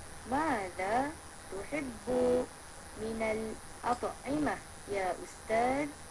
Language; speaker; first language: Arabic; non-native, learner; Malay